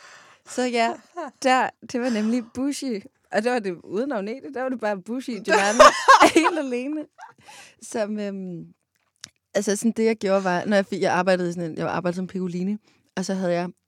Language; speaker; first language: Danish; native; Danish